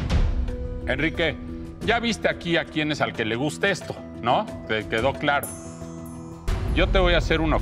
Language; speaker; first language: Spanish; native; Spanish